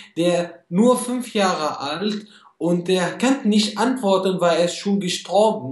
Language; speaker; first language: German; non-native, fluent; Arabic